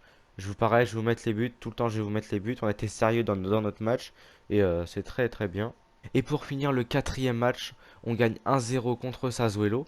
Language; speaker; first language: French; native; French